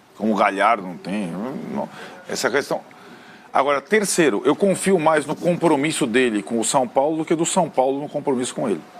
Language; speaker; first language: Portuguese; native; Portuguese